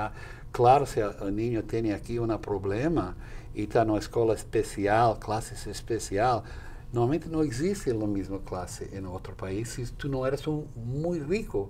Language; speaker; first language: Portuguese; non-native, fluent; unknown